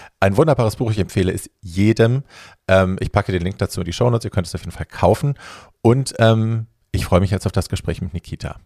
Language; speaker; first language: German; native; German